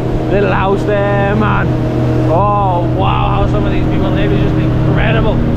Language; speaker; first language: English; native; English